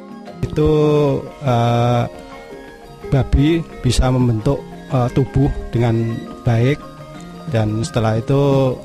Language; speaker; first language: Indonesian; non-native, local second language; Javanese